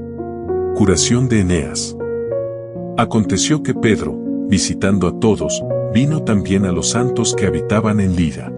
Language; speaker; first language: Spanish; native; Spanish